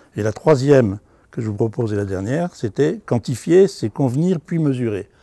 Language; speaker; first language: French; native; French